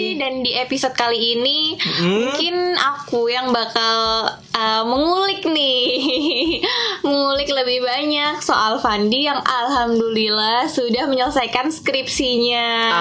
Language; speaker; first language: Indonesian; native; Indonesian